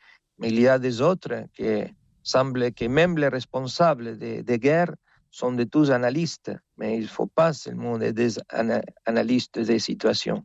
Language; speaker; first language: French; non-native, fluent; Spanish